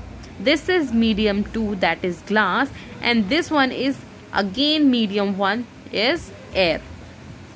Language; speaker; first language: English; non-native, local second language; Hindi